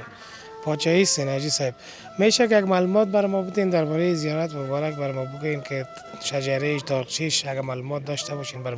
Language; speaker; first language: Persian; native; Persian